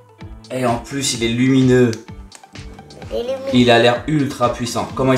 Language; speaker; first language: French; native; French